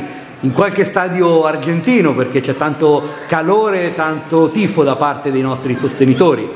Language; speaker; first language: Italian; native; Italian